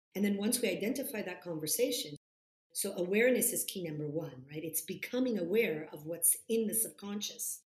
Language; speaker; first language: English; non-native, fluent; Italian